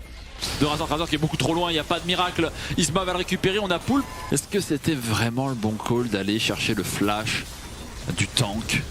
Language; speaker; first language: French; native; French